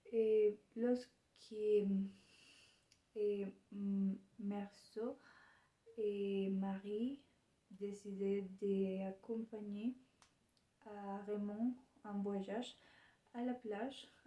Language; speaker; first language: French; non-native, learner; Spanish